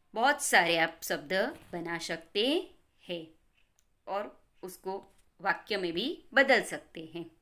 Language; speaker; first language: Hindi; non-native, local second language; Gujarati